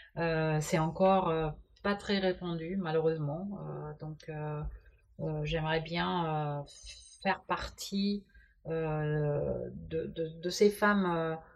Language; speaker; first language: French; non-native, fluent; German